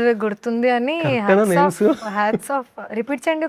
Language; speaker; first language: Telugu; non-native, learner; Hindi